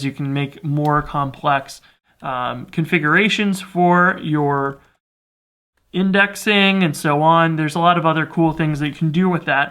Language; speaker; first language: English; native; English